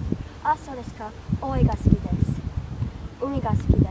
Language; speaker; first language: Japanese; non-native, learner; English